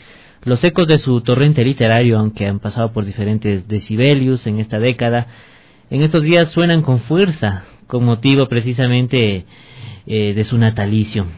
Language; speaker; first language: Spanish; native; Spanish